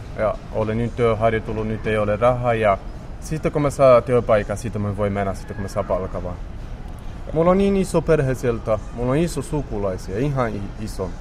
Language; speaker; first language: Finnish; non-native, learner; Romany